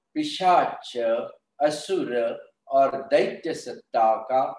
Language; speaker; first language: Hindi; non-native, local second language; Marathi